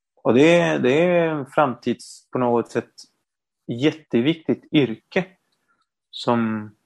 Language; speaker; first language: Swedish; non-native, fluent; Spanish